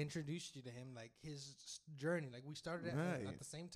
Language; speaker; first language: English; native; English